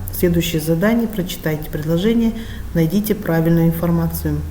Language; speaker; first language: Russian; non-native, local second language; Kazakh